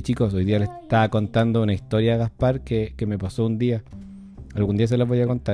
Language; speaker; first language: Spanish; native; Spanish